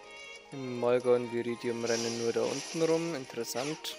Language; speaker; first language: German; native; German